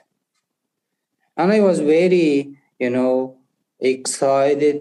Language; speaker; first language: English; non-native, learner; Persian